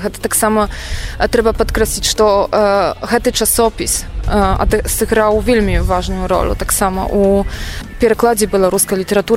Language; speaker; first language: Belarusian; non-native, fluent; Polish